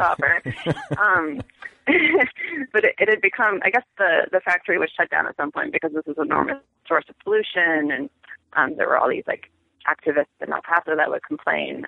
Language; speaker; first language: English; native; English